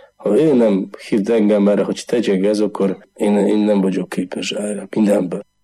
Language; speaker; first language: Hungarian; non-native, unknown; Polish